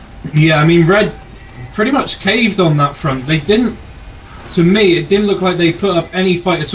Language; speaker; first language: English; native; English